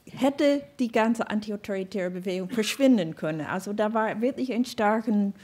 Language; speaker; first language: German; non-native, fluent; English